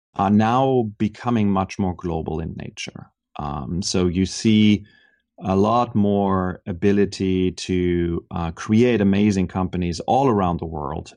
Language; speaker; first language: English; non-native, fluent; German